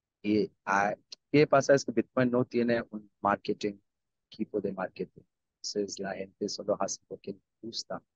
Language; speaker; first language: Spanish; non-native, learner; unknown